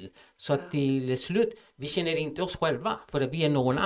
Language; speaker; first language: Swedish; non-native, fluent; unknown